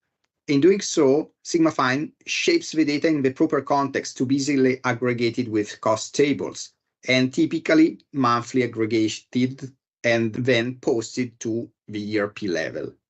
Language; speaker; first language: English; non-native, fluent; Italian